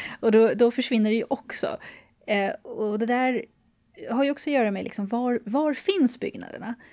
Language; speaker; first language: Swedish; native; Swedish